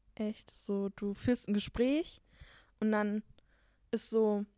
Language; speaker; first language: German; native; German